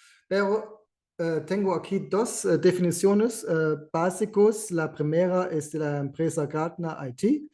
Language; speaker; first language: Spanish; non-native, fluent; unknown